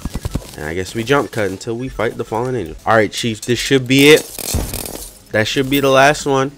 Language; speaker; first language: English; native; English